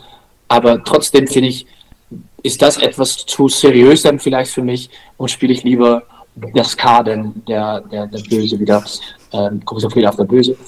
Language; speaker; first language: German; non-native, learner; Dutch